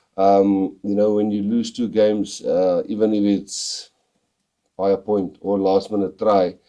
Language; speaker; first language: English; non-native, local second language; Afrikaans